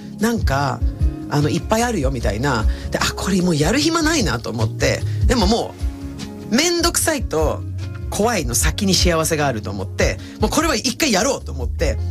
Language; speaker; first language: Japanese; non-native, fluent; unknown